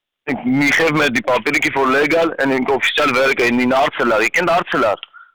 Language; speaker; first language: Dutch; non-native, learner; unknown